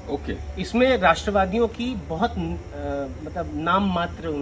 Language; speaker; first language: Hindi; native; Hindi